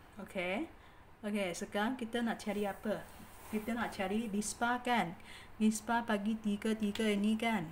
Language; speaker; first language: Malay; non-native, local second language; Chinese